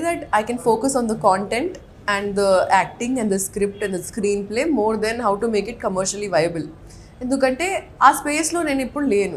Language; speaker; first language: Telugu; non-native, local second language; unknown